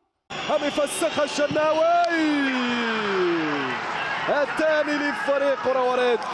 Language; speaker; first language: Arabic; native; Arabic